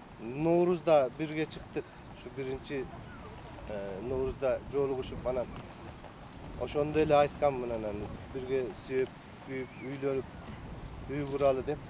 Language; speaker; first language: Kyrgyz; early bilingual, heritage; Kyrgyz